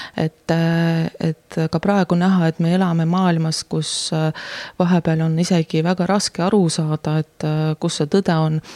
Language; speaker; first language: Estonian; non-native, local second language; Russian